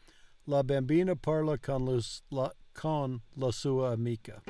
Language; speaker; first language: Italian; non-native, learner; English